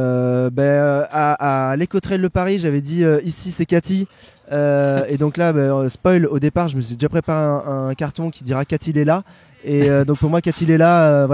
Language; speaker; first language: French; native; French